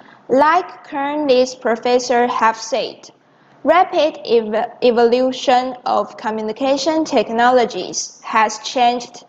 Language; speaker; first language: English; non-native, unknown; Chinese